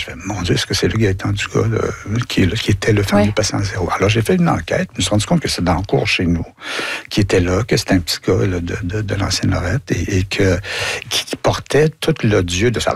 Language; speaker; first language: French; native; French